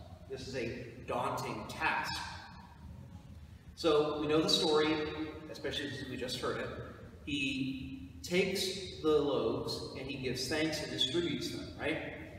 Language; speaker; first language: English; native; English